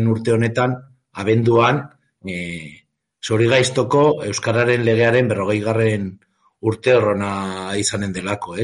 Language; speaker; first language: Basque; native; Basque